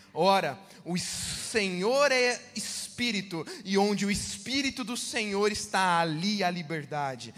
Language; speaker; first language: Portuguese; native; Portuguese